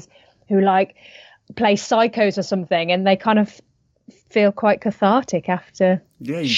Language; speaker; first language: English; native; English